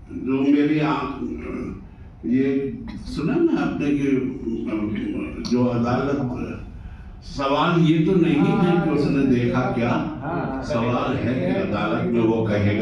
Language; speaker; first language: Hindi; native; Hindi